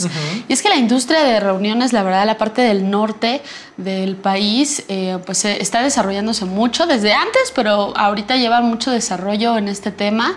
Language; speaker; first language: Spanish; native; Spanish